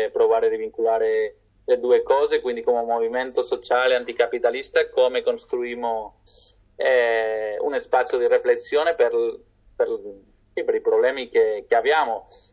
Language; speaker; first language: Italian; non-native, fluent; Catalan